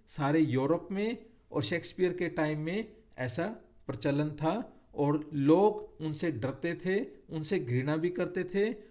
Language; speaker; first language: Hindi; native; Hindi